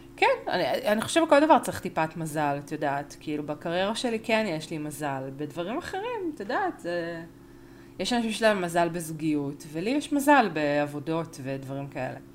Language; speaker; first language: Hebrew; early bilingual, other home language; Spanish